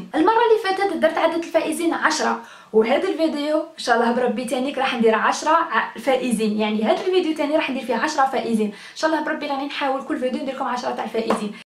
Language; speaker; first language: Arabic; native; Arabic